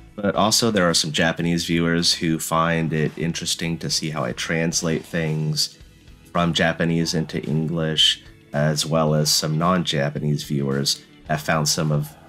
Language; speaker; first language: English; native; English